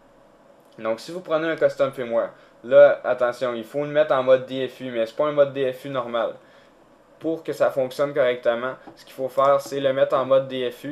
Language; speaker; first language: French; native; French